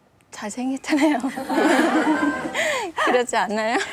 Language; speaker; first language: Korean; non-native, fluent; Vietnamese